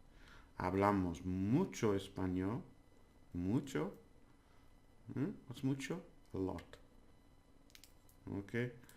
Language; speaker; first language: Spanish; non-native, learner; English